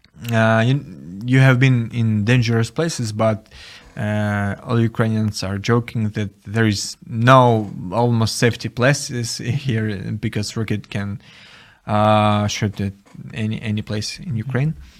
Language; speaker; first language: English; non-native, fluent; Ukrainian